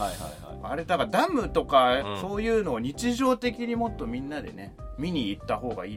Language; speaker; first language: Japanese; native; Japanese